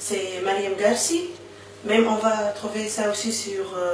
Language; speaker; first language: French; non-native, local second language; Arabic